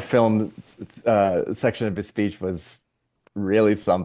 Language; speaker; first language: English; native; English